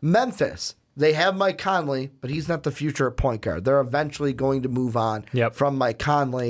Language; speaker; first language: English; native; English